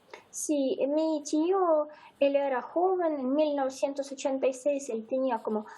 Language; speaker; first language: Spanish; non-native, fluent; Ukrainian